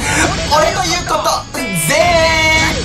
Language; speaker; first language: Japanese; native; Japanese